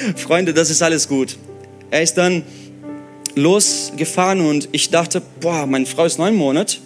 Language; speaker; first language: German; non-native, fluent; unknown